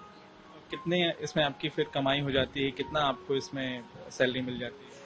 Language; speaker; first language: Hindi; native; Hindi